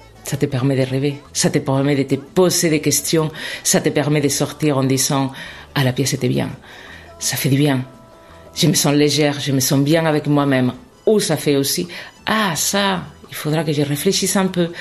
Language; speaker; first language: French; non-native, fluent; Spanish